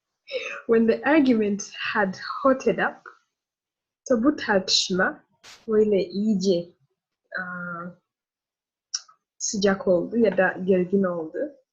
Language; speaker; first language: Turkish; non-native, learner; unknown